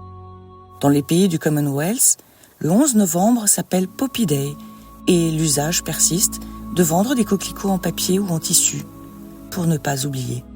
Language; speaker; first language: French; native; French